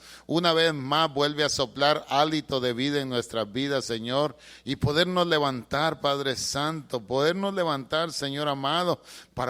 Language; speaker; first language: Spanish; native; Spanish